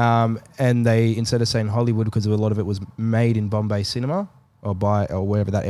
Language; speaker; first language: English; native; English